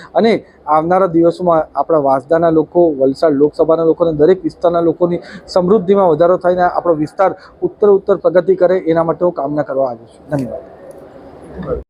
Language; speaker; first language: Gujarati; native; Gujarati